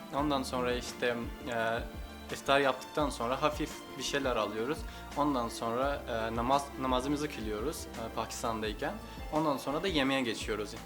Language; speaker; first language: Turkish; non-native, fluent; Urdu